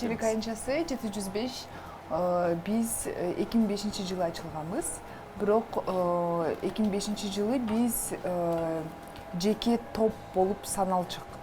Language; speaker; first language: Kyrgyz; non-native, local second language; Russian